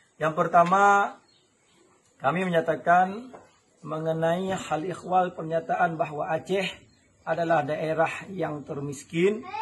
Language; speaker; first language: Malay; non-native, local second language; Achinese